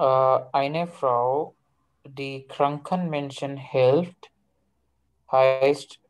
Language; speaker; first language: German; non-native, learner; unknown